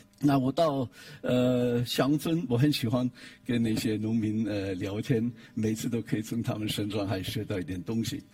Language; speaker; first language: Chinese; non-native, fluent; German